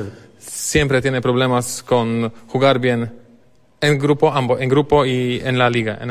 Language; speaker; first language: Spanish; non-native, fluent; Polish